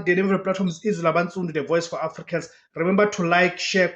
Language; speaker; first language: English; non-native, local second language; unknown